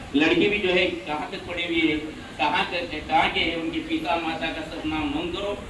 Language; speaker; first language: Hindi; non-native, local second language; Marathi